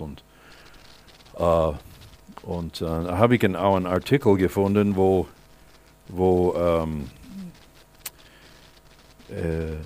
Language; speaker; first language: German; non-native, fluent; English